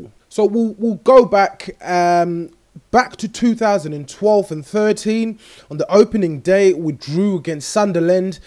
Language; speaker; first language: English; native; English